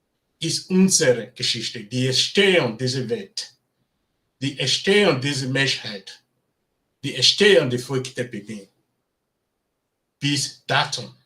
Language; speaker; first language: German; non-native, learner; Bini